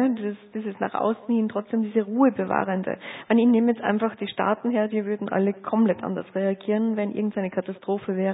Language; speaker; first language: German; native; German